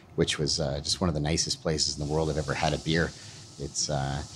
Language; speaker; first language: English; native; English